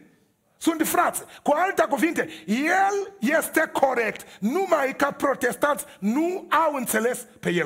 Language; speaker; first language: Romanian; non-native, learner; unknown